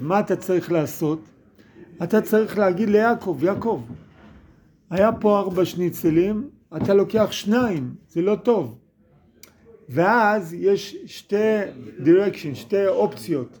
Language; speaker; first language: Hebrew; non-native, fluent; English